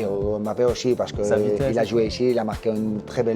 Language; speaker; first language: French; non-native, learner; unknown